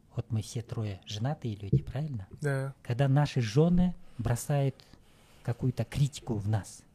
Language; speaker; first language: Russian; non-native, local second language; Kyrgyz